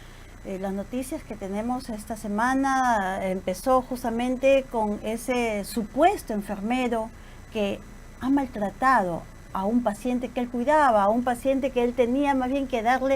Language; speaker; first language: Spanish; native; Spanish